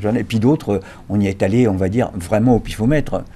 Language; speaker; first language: French; native; French